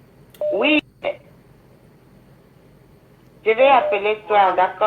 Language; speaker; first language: French; non-native, learner; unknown